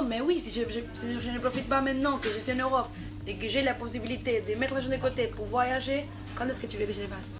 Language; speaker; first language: French; non-native, fluent; Spanish